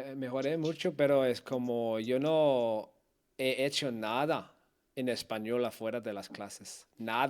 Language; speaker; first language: Spanish; non-native, learner; Danish